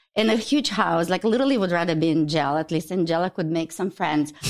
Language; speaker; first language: English; non-native, fluent; Ukrainian